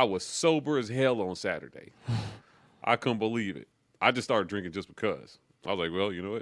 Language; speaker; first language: English; native; English